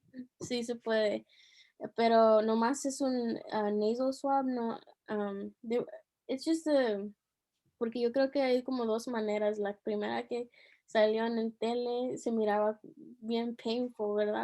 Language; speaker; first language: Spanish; early bilingual, heritage; Spanish